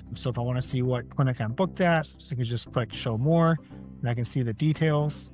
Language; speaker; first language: English; native; English